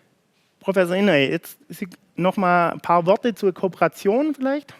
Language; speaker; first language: German; native; German